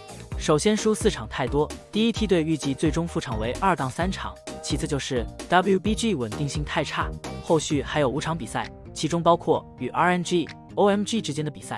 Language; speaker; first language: Chinese; native; Chinese